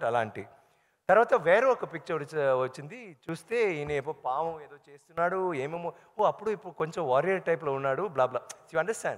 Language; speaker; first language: Telugu; non-native, learner; Tamil